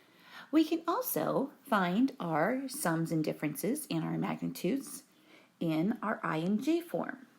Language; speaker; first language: English; native; English